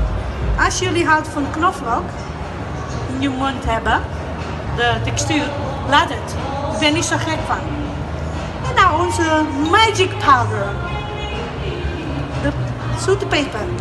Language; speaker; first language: Dutch; non-native, learner; Italian